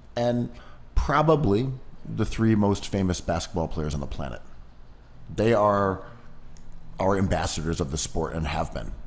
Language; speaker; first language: English; native; English